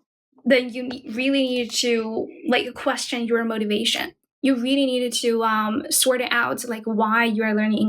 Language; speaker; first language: English; non-native, fluent; Chinese